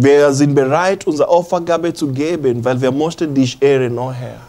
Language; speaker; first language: German; non-native, learner; English